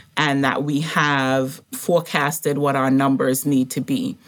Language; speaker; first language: English; native; English